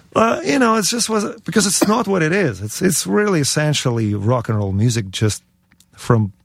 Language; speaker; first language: English; non-native, fluent; Russian